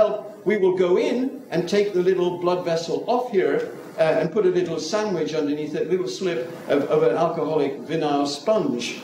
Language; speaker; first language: English; native; English